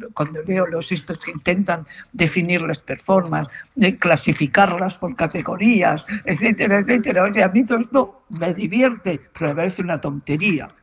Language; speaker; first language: Spanish; native; Spanish